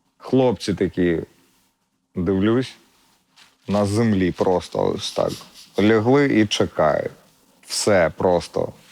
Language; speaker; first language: Ukrainian; non-native, local second language; Russian